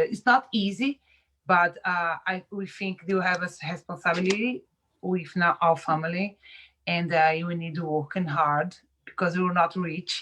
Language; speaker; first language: English; non-native, learner; Portuguese